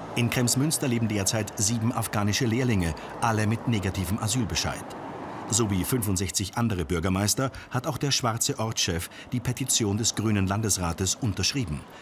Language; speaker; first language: German; native; German